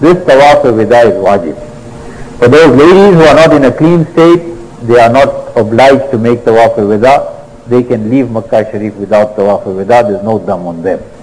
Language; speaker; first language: English; native; English